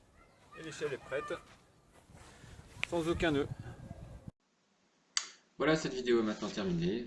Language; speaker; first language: French; native; French